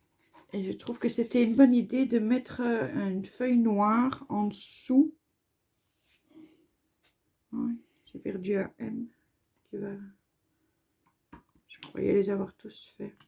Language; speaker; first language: French; native; French